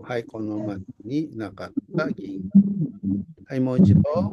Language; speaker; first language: Japanese; non-native, fluent; Indonesian